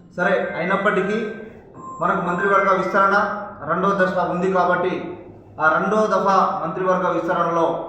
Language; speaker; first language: Telugu; non-native, local second language; Lambadi